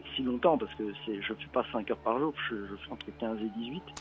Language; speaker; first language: French; native; French